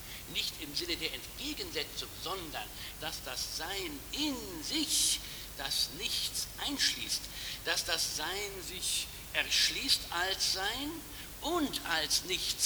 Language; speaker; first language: German; native; German